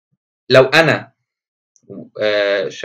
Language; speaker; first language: Arabic; native; Arabic